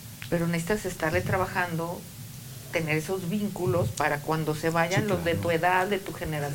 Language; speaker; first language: Spanish; native; Spanish